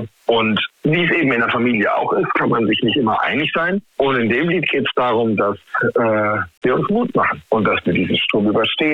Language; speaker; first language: German; native; German